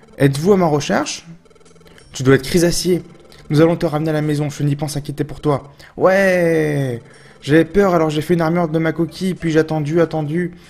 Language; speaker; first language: French; native; French